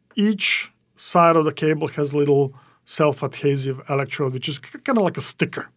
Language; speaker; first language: English; non-native, fluent; Serbian